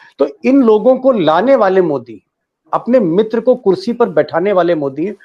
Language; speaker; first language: Hindi; native; Hindi